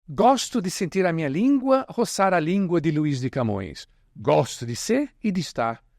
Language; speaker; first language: Portuguese; native; Portuguese